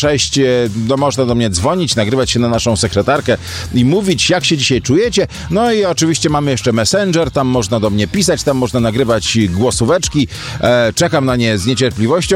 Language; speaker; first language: Polish; native; Polish